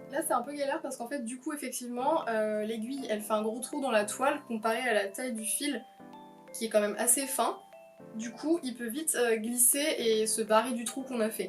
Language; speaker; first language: French; native; French